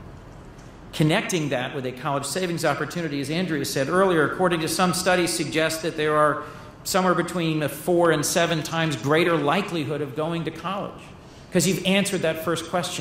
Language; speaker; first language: English; native; English